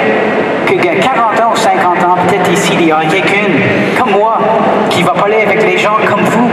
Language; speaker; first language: French; non-native, fluent; English